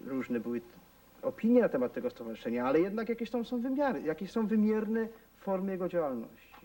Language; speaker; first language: Polish; non-native, local second language; Rusyn